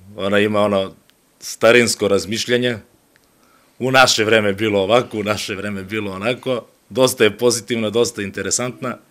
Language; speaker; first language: Serbian; native; Serbian